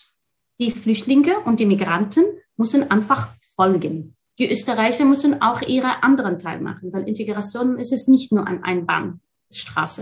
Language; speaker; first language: German; non-native, fluent; Arabic